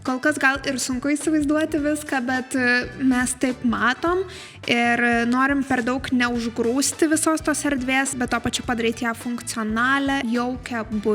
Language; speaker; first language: Lithuanian; native; Lithuanian